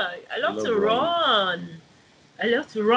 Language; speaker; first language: English; non-native, local second language; Igbo